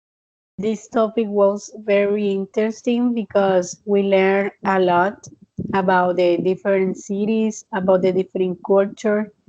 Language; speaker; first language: English; non-native, learner; Spanish